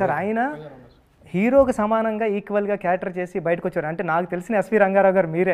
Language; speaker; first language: Telugu; native; Telugu